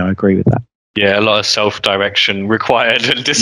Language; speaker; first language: English; native; English